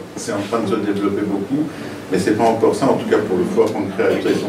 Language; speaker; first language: French; non-native, fluent; Persian